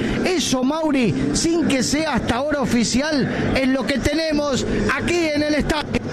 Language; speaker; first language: Spanish; native; Spanish